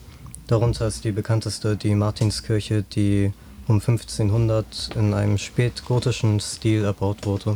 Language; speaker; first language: German; native; German